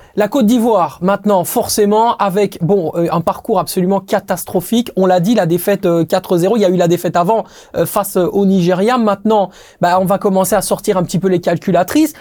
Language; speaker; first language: French; native; French